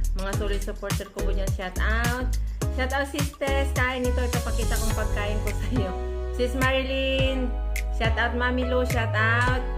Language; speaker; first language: Filipino; non-native, local second language; Iloko